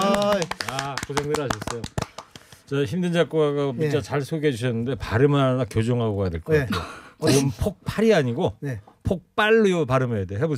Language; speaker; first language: Korean; native; Korean